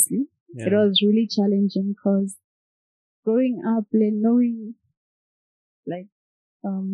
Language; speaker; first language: English; non-native, local second language; Shona